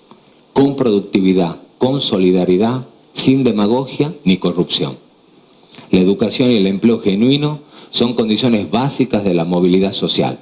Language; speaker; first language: Spanish; native; Spanish